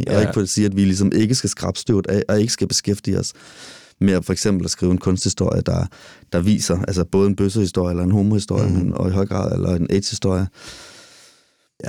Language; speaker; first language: Danish; native; Danish